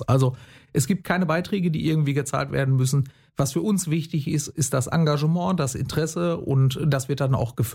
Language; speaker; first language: German; native; German